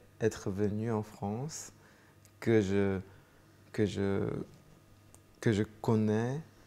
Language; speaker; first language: French; non-native, fluent; Chinese